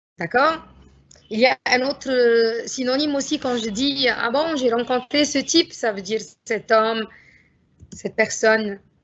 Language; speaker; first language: French; non-native, fluent; Arabic